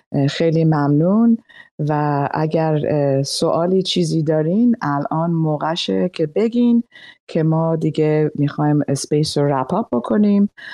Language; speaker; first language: Persian; native; Persian